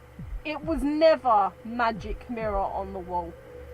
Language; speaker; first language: English; native; English